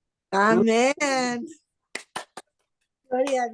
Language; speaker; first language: Spanish; non-native, fluent; English